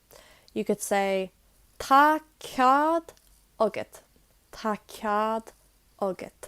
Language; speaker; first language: Irish; non-native, local second language; English